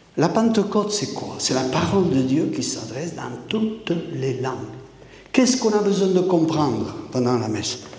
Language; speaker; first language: French; non-native, local second language; Basque